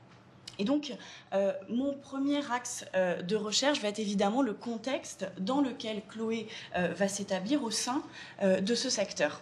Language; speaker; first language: French; native; French